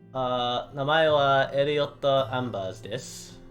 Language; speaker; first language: Japanese; non-native, learner; English